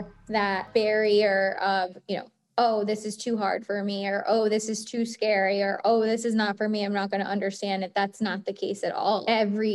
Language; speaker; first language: English; native; English